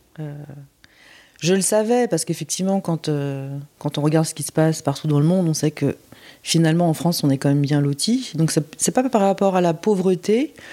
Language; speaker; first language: French; native; French